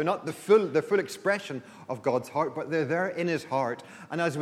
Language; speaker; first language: English; native; English